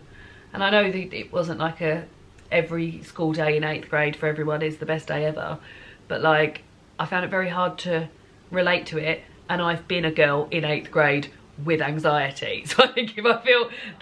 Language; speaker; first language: English; native; English